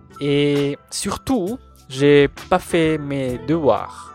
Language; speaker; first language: French; non-native, local second language; Swiss German